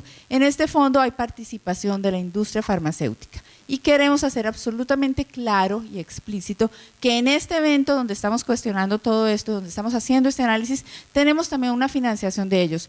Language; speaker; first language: Spanish; native; Spanish